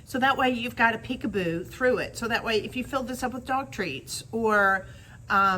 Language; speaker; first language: English; native; English